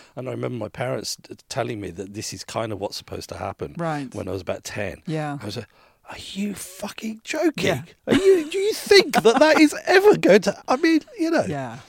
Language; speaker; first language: English; native; English